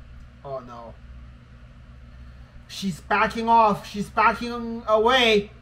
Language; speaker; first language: English; non-native, fluent; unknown